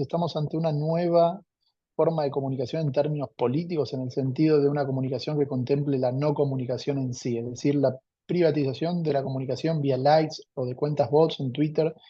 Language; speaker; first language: Spanish; native; Spanish